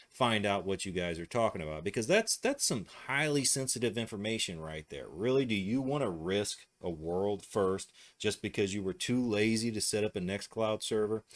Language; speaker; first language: English; native; English